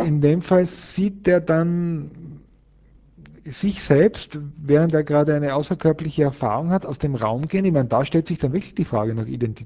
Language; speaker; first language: German; native; German